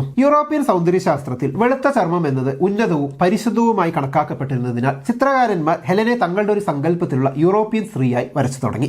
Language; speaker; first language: Malayalam; native; Malayalam